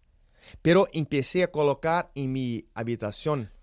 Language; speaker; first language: Spanish; non-native, learner; Portuguese